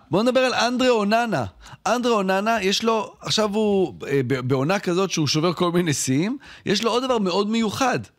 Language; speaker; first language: Hebrew; native; Hebrew